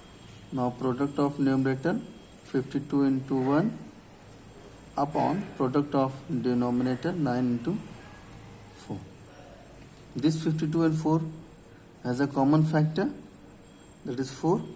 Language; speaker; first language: English; non-native, local second language; Hindi